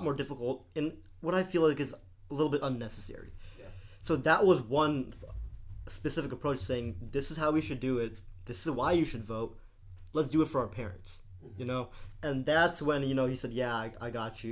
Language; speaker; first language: English; native; English